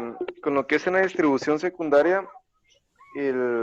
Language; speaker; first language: Spanish; native; Spanish